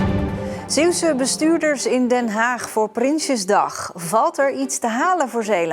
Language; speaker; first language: Dutch; native; Dutch